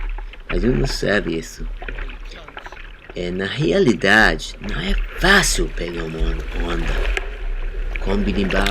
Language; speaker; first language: Portuguese; non-native, learner; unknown